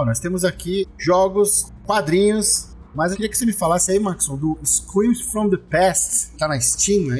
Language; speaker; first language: Portuguese; native; Portuguese